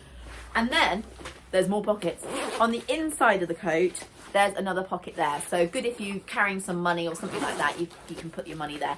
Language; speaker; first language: English; native; English